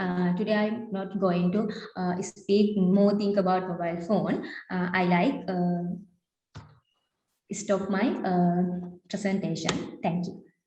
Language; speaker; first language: English; non-native, learner; Sinhala